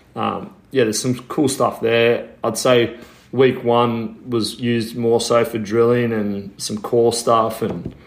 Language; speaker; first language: English; native; English